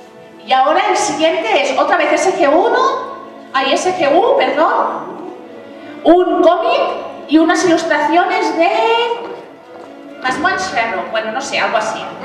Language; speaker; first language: Spanish; native; Spanish